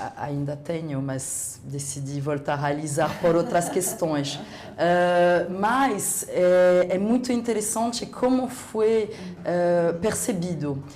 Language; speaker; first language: Portuguese; non-native, fluent; French